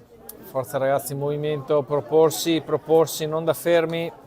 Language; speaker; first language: Italian; native; Italian